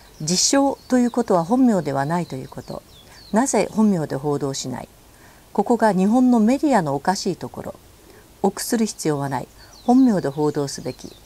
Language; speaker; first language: Japanese; native; Japanese